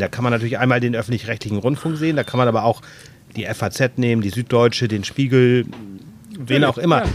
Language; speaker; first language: German; native; German